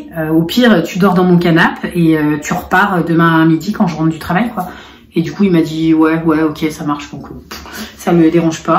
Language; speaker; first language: French; native; French